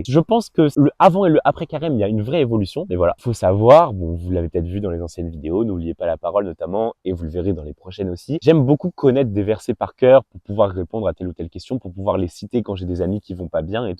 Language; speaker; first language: French; native; French